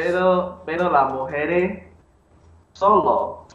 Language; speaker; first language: Spanish; non-native, learner; English